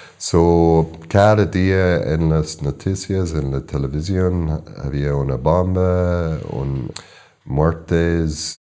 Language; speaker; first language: Spanish; non-native, learner; English